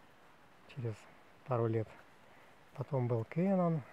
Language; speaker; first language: Russian; native; Russian